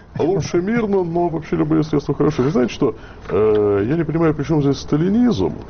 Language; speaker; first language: Russian; native; Russian